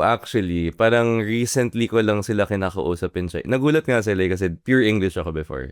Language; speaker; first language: Filipino; native; Filipino